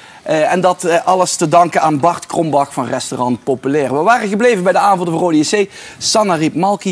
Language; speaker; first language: Dutch; native; Dutch